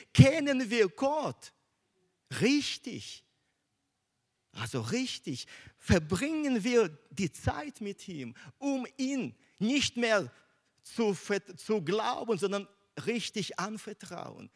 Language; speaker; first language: German; non-native, fluent; Russian